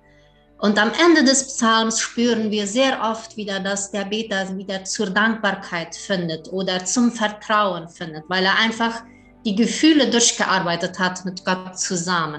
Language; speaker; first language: German; early bilingual, heritage; German